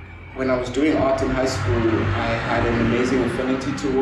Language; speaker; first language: English; non-native, local second language; Afrikaans